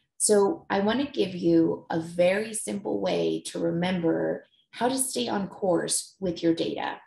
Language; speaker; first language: English; native; English